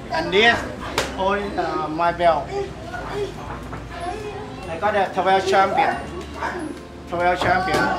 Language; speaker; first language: English; non-native, learner; Thai